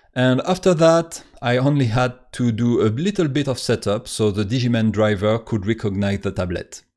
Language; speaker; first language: English; non-native, fluent; French